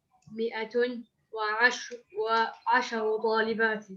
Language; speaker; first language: Arabic; non-native, learner; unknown